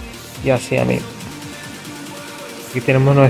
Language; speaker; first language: Spanish; non-native, fluent; Portuguese